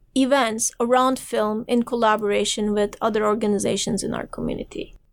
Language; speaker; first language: English; non-native, fluent; Turkish